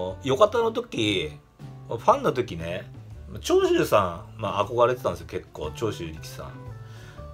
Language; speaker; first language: Japanese; native; Japanese